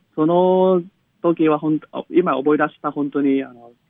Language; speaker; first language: Japanese; non-native, fluent; Vietnamese